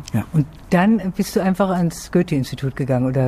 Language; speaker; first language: German; native; German